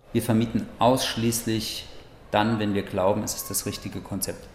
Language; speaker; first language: German; native; German